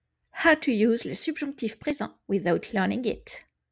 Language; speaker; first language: French; native; French